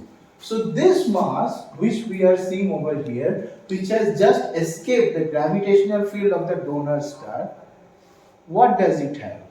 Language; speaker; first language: English; non-native, local second language; Bangla